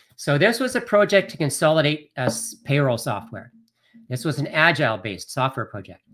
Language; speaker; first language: English; native; English